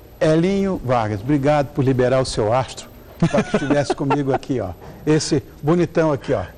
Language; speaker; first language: Portuguese; native; Portuguese